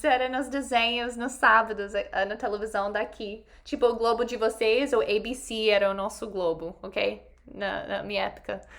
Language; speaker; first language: Portuguese; non-native, fluent; English